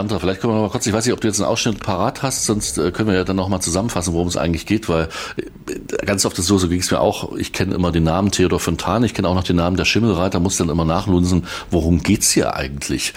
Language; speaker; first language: German; native; German